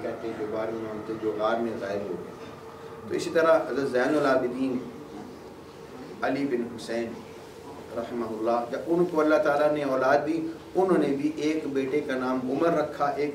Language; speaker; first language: Urdu; native; Urdu